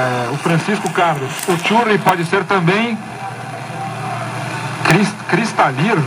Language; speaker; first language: Portuguese; native; Portuguese